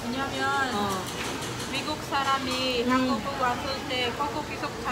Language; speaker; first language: Korean; non-native, learner; Filipino